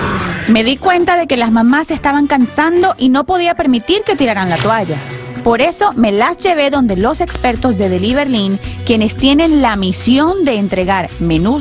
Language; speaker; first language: Spanish; native; Spanish